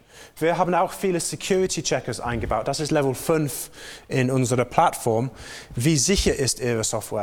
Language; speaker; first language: German; non-native, fluent; English